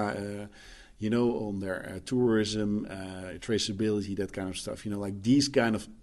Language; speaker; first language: English; non-native, fluent; Dutch